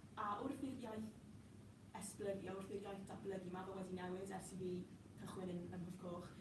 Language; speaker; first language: Welsh; non-native, local second language; English